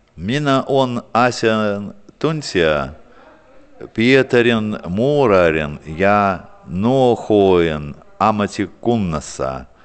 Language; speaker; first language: Finnish; non-native, learner; Russian